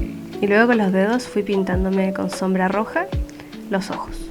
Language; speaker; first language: Spanish; native; Spanish